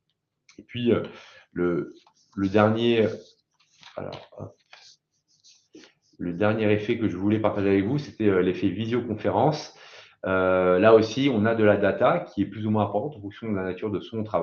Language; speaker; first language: French; native; French